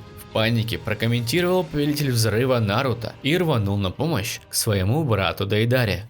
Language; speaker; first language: Russian; native; Russian